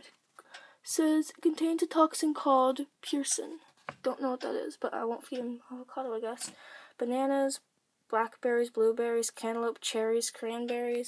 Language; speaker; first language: English; native; English